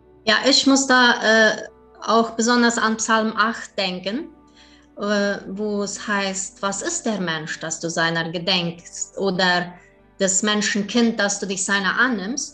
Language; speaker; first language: German; early bilingual, heritage; German